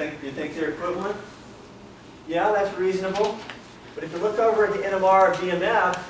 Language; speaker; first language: English; native; English